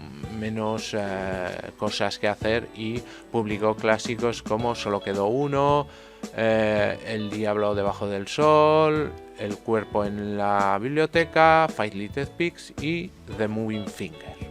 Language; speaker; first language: Spanish; native; Spanish